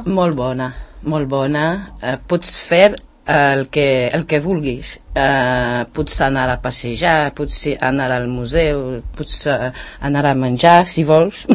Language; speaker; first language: Catalan; non-native, learner; French